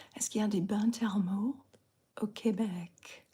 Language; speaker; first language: French; non-native, fluent; English